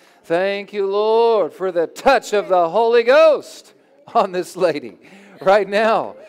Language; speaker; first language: English; native; English